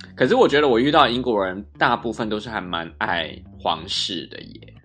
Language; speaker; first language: Chinese; native; Chinese